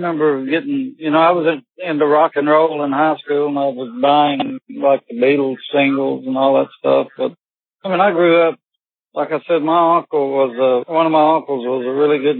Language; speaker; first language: English; native; English